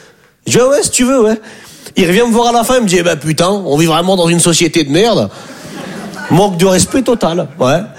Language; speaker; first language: French; native; French